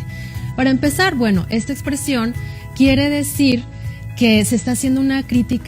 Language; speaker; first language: Spanish; native; Spanish